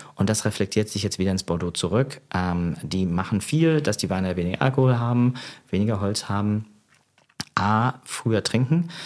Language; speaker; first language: German; native; German